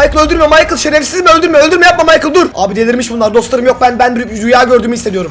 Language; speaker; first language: Turkish; native; Turkish